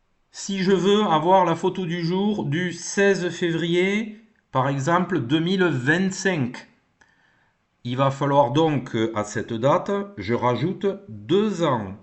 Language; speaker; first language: French; native; French